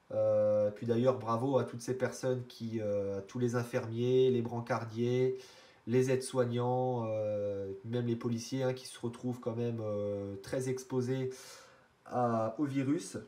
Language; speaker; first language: French; native; French